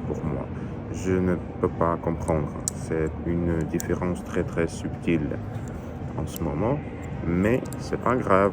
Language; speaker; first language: French; non-native, learner; Russian